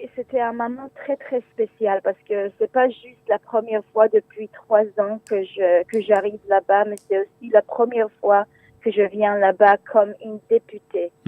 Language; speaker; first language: French; non-native, fluent; Hebrew